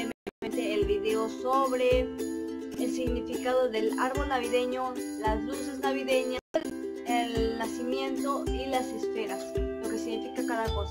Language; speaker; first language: Spanish; native; Spanish